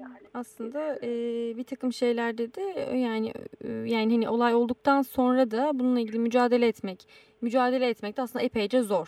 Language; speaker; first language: Turkish; native; Turkish